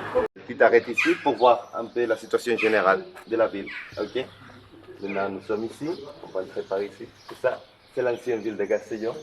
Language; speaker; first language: French; non-native, local second language; Catalan